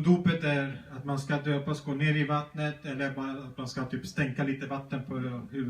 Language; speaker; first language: Swedish; early bilingual, other home language; Spanish